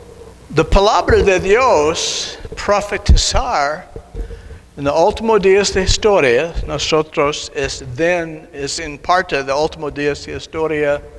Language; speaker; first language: Spanish; non-native, learner; English